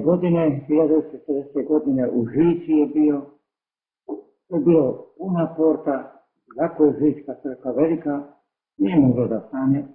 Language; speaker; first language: Serbian; native; Serbian